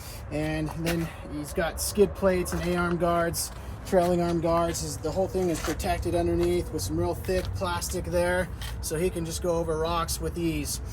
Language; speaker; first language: English; native; English